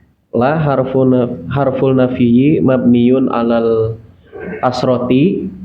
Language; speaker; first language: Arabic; non-native, learner; Indonesian